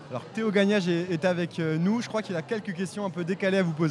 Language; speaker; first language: French; native; French